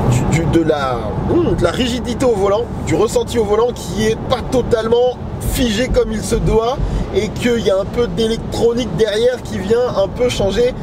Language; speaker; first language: French; native; French